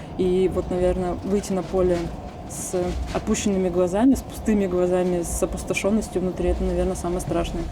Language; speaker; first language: Russian; native; Russian